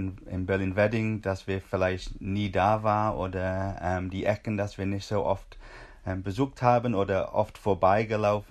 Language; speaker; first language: German; non-native, fluent; English